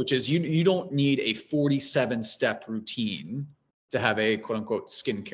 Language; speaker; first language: English; native; English